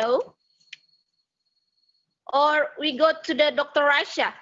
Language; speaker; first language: English; non-native, fluent; Indonesian